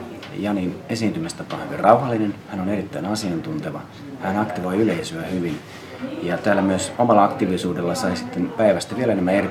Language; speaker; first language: Finnish; native; Finnish